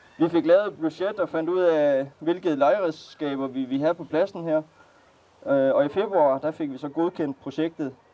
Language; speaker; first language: Danish; native; Danish